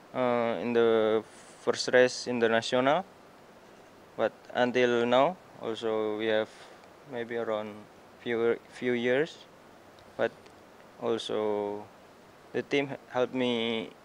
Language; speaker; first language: English; non-native, learner; Indonesian